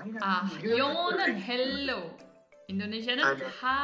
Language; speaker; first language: Korean; non-native, learner; Indonesian